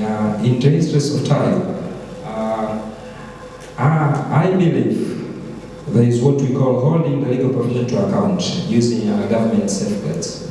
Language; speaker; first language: English; non-native, local second language; Swahili